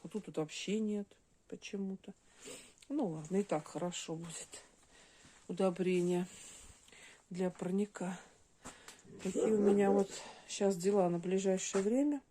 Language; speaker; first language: Russian; native; Russian